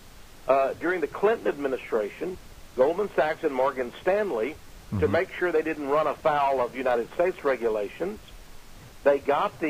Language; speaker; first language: English; native; English